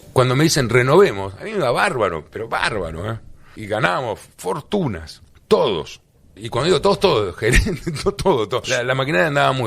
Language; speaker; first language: Spanish; native; Spanish